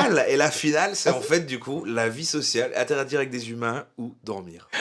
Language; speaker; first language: French; native; French